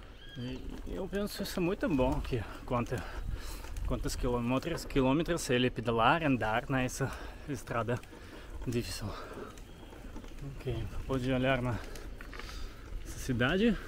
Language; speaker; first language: Portuguese; non-native, learner; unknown